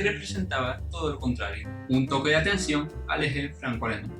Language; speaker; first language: Spanish; native; Spanish